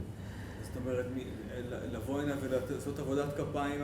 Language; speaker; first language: Hebrew; native; Hebrew